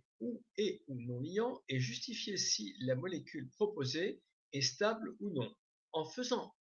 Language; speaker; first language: French; native; French